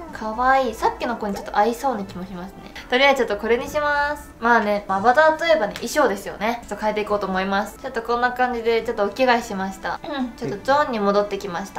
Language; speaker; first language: Japanese; native; Japanese